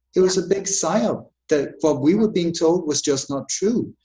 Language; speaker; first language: English; early bilingual, other home language; Danish